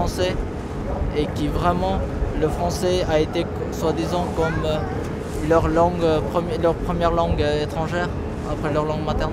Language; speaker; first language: French; non-native, fluent; Albanian